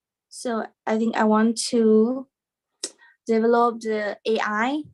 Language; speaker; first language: English; non-native, learner; Thai